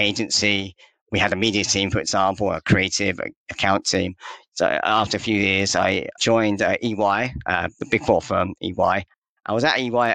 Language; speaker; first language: English; native; English